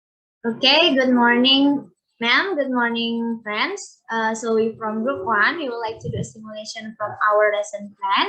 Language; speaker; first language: English; non-native, learner; Indonesian